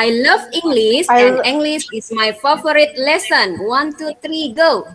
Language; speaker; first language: English; non-native, fluent; Indonesian